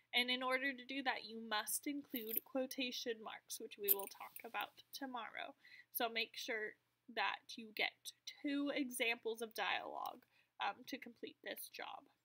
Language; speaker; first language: English; native; English